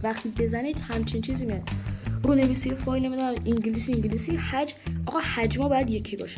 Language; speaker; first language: Persian; native; Persian